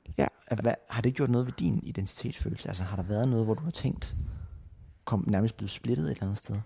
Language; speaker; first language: Danish; native; Danish